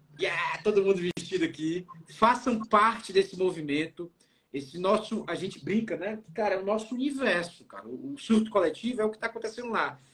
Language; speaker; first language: Portuguese; native; Portuguese